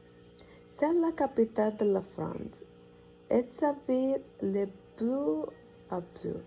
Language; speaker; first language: French; non-native, learner; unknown